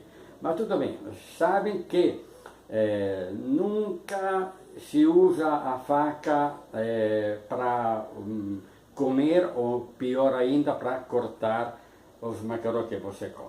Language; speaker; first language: Portuguese; non-native, fluent; Italian